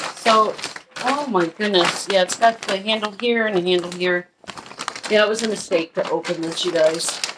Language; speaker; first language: English; native; English